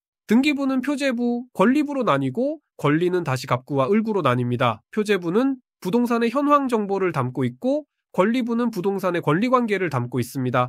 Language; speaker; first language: Korean; native; Korean